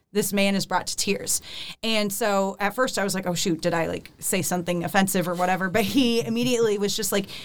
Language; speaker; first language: English; native; English